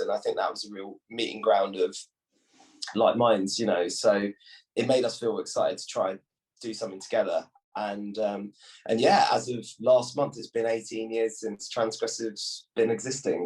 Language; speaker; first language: English; native; English